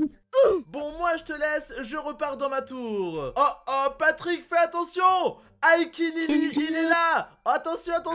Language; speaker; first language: French; native; French